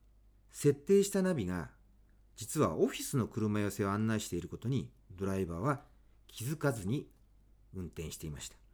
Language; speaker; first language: Japanese; native; Japanese